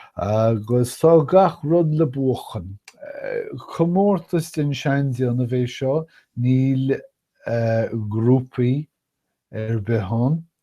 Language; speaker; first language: Irish; non-native, fluent; English